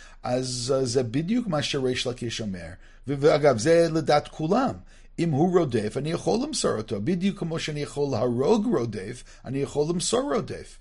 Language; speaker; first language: Hebrew; non-native, fluent; English